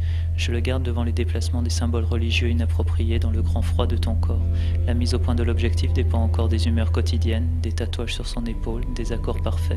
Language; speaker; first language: French; native; French